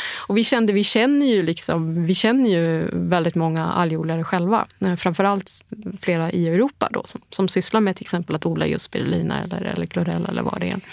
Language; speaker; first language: Swedish; early bilingual, heritage; Swedish